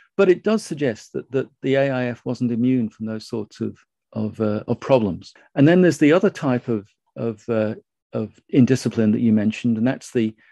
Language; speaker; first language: English; native; English